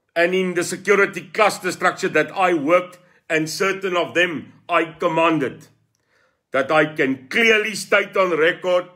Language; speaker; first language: English; non-native, local second language; Afrikaans